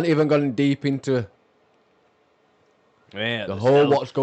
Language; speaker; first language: English; native; English